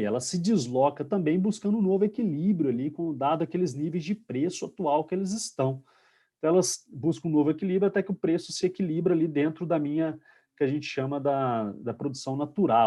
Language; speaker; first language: Portuguese; native; Portuguese